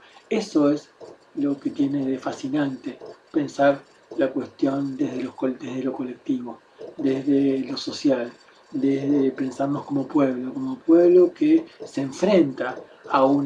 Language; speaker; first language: Spanish; native; Spanish